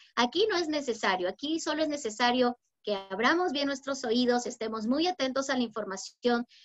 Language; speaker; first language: Spanish; native; Spanish